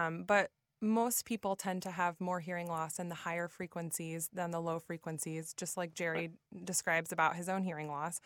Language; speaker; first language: English; native; English